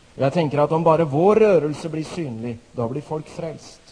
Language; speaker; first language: Swedish; non-native, fluent; Norwegian